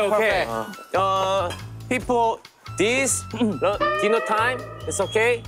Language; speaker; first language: English; non-native, learner; Korean